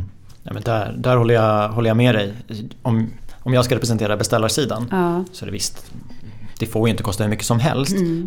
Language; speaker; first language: Swedish; native; Swedish